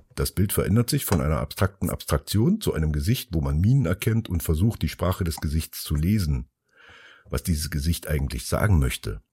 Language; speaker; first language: German; early bilingual, other home language; Finnish